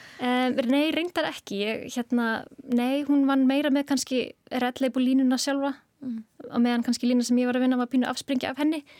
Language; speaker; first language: Icelandic; native; Icelandic